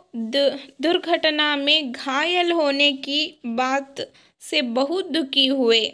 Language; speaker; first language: Hindi; non-native, local second language; Kannada